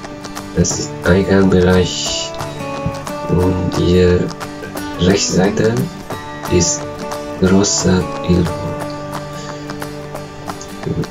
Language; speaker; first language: German; non-native, learner; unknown